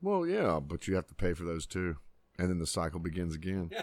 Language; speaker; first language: English; native; English